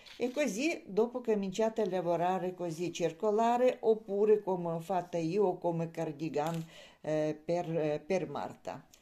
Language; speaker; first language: Italian; non-native, learner; Russian